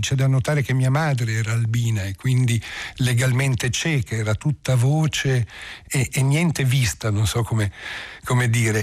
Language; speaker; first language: Italian; early bilingual, heritage; Italian